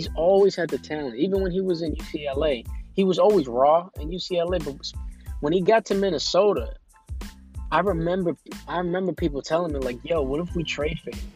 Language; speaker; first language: English; native; English